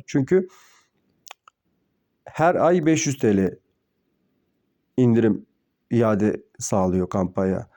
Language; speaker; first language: Turkish; native; Turkish